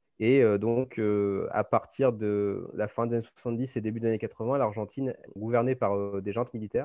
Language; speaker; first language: French; native; French